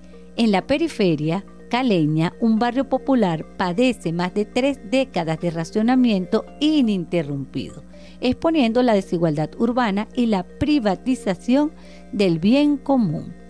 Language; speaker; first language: Spanish; native; Spanish